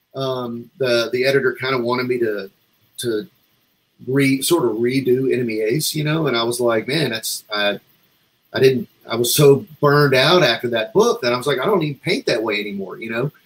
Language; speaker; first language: English; native; English